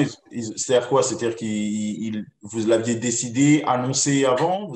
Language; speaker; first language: French; native; French